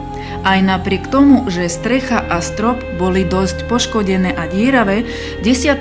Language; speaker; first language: Slovak; native; Slovak